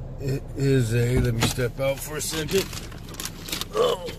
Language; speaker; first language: English; native; English